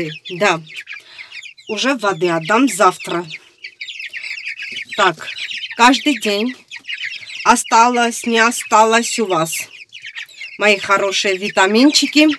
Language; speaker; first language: Russian; non-native, fluent; Armenian